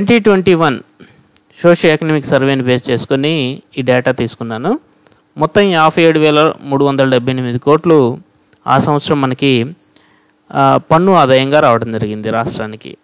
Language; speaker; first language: Telugu; native; Telugu